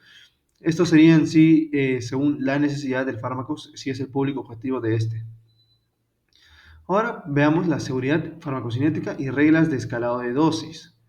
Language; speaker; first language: Spanish; native; Spanish